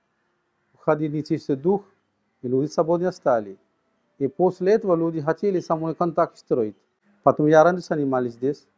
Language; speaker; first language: Russian; non-native, learner; Sinhala